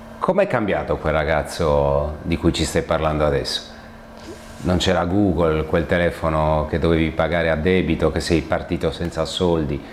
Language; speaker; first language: Italian; native; Italian